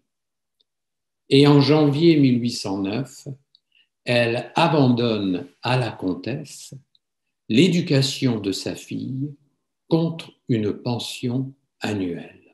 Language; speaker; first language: French; native; French